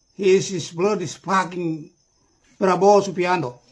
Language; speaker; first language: English; non-native, learner; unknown